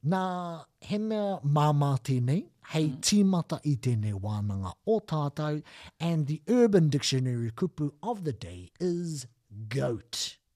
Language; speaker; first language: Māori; non-native, local second language; English